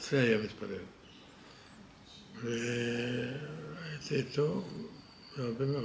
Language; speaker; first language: Hebrew; non-native, fluent; Arabic